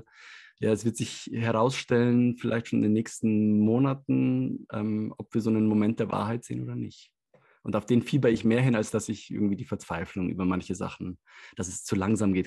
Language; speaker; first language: German; native; German